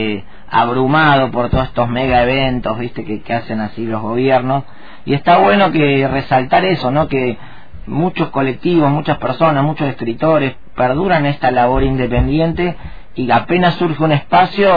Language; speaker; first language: Spanish; native; Spanish